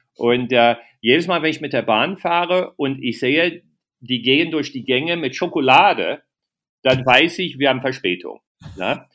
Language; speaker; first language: German; non-native, fluent; English